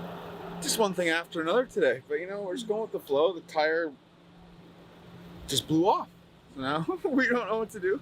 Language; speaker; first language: English; native; English